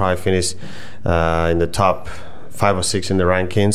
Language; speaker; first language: English; non-native, fluent; Spanish